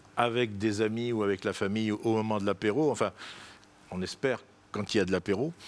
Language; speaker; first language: French; native; French